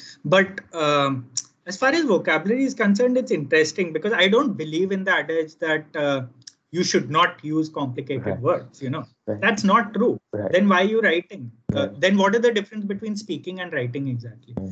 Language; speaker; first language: English; non-native, local second language; Gujarati